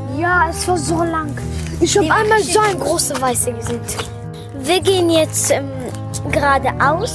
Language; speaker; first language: German; early bilingual, other home language; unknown